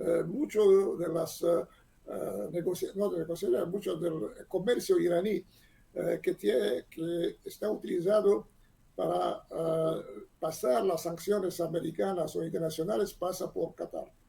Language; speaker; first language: Spanish; non-native, learner; Hebrew